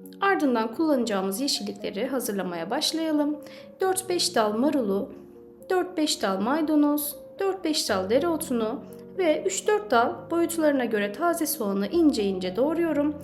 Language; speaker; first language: Turkish; native; Turkish